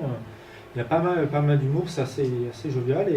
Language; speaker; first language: French; native; French